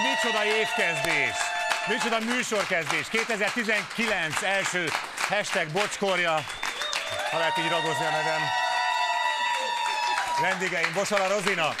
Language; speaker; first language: Hungarian; native; Hungarian